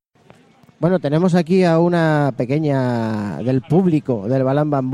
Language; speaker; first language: Spanish; native; Spanish